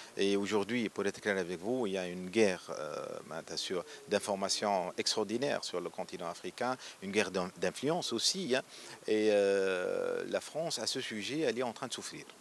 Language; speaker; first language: French; non-native, local second language; Arabic